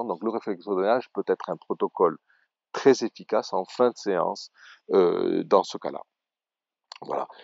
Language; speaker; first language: French; native; French